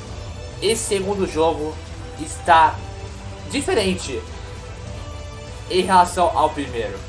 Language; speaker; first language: Portuguese; native; Portuguese